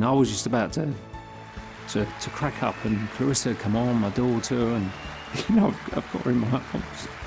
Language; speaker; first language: English; native; English